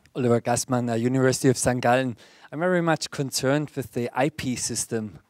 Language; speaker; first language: English; non-native, fluent; Dutch